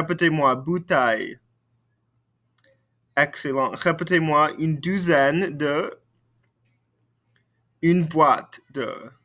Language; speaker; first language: French; non-native, fluent; English